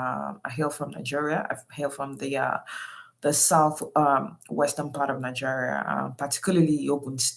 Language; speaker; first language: English; non-native, local second language; Yoruba